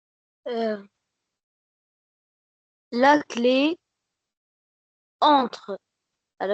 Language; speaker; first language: French; non-native, local second language; Arabic